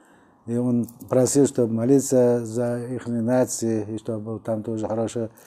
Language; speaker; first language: Russian; non-native, local second language; Uzbek